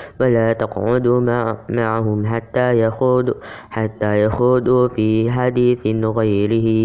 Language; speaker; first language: Arabic; non-native, learner; Indonesian